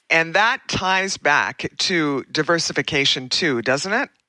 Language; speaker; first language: English; native; English